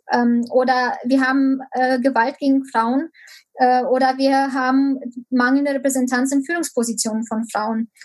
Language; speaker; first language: German; early bilingual, other home language; Romanian